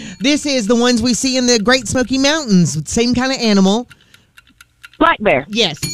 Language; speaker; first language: English; native; English